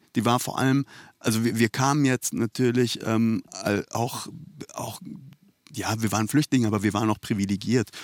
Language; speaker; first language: German; early bilingual, other home language; Persian